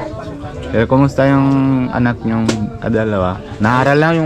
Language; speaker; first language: Filipino; non-native, learner; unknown